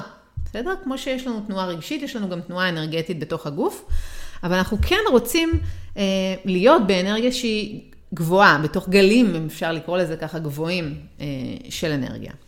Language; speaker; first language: Hebrew; native; Hebrew